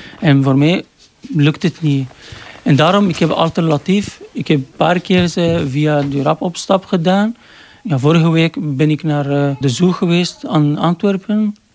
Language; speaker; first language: Dutch; non-native, learner; Arabic